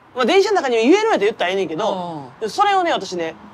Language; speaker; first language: Japanese; native; Japanese